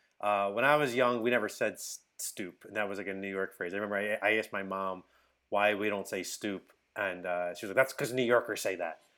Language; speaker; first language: English; native; English